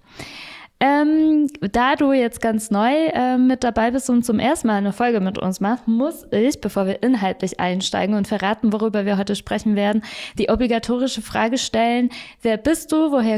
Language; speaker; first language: German; native; German